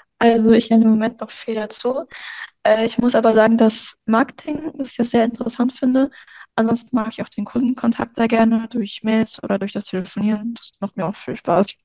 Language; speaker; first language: German; native; German